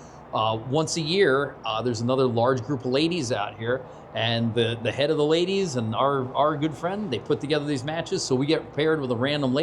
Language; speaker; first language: English; native; English